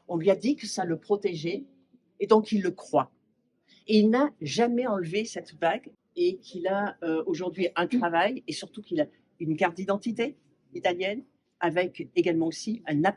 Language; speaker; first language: French; native; French